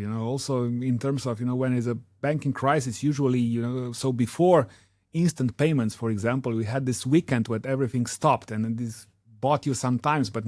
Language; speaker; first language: English; non-native, fluent; Slovenian